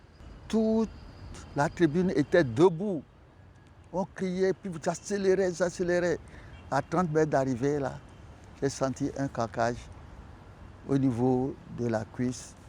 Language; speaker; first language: French; non-native, local second language; Ewe